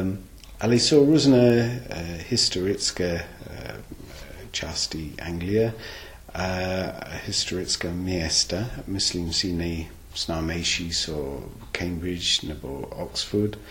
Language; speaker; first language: Czech; non-native, learner; English